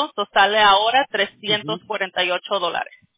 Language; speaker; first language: Spanish; early bilingual, other home language; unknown